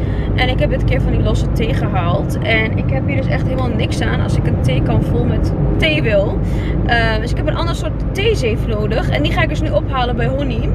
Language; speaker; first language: Dutch; native; Dutch